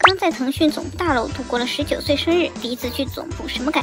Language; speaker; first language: Chinese; native; Chinese